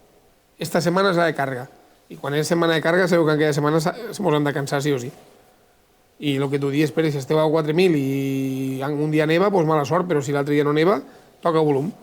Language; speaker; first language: Catalan; native; Catalan